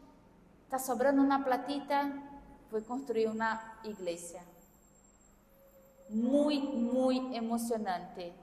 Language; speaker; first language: Spanish; non-native, fluent; Portuguese